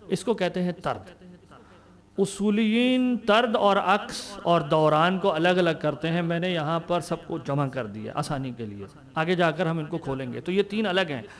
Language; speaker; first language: Urdu; native; Urdu